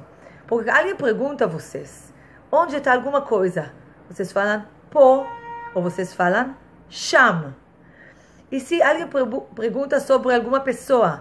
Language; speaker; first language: Portuguese; non-native, fluent; Hebrew